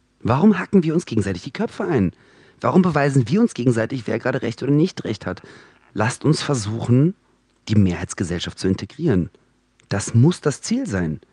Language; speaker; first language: German; early bilingual, other home language; Russian